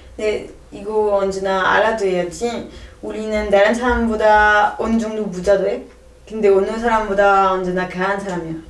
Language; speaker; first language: Korean; non-native, learner; French